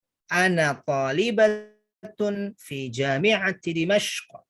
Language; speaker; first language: Arabic; non-native, fluent; Indonesian